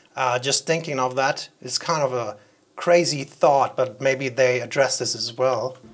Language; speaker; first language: English; non-native, fluent; German